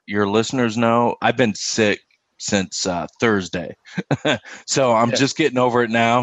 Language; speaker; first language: English; native; English